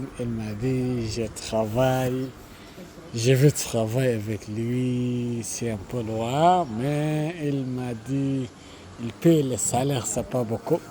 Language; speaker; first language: French; non-native, learner; Arabic